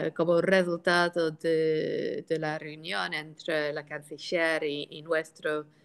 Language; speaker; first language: Spanish; non-native, fluent; English